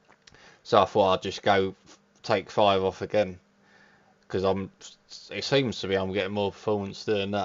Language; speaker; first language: English; native; English